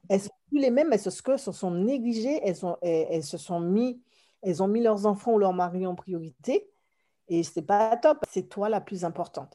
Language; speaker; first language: French; native; French